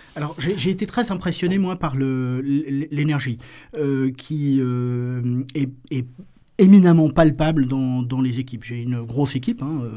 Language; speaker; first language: French; native; French